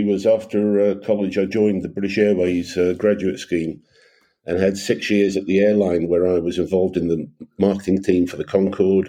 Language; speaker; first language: English; native; English